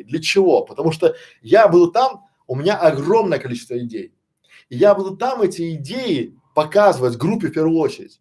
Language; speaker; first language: Russian; native; Russian